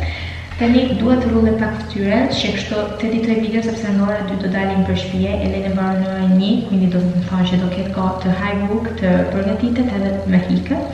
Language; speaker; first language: Albanian; early bilingual, heritage; Albanian